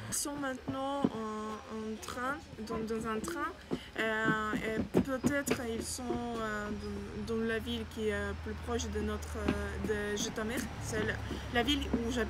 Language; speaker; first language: French; non-native, learner; Ukrainian